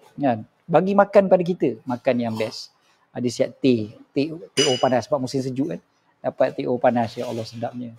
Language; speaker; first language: Malay; native; Malay